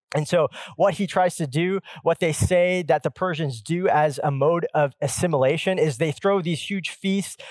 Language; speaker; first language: English; native; English